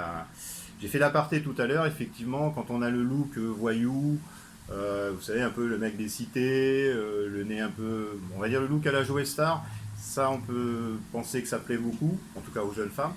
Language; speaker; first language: French; native; French